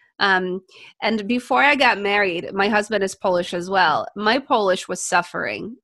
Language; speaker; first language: English; non-native, fluent; Polish